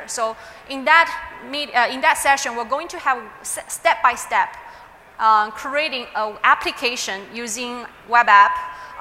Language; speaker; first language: English; non-native, fluent; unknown